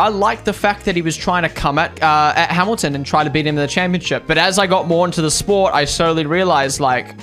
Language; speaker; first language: English; native; English